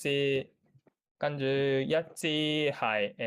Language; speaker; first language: Chinese; non-native, learner; Japanese